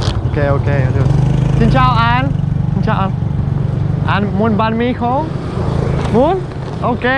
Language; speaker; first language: Vietnamese; non-native, learner; Czech